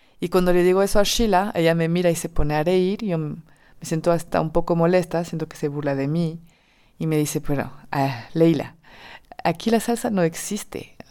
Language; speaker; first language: Spanish; non-native, fluent; French